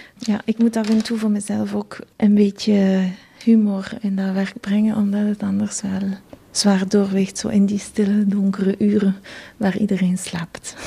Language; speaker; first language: Dutch; non-native, local second language; French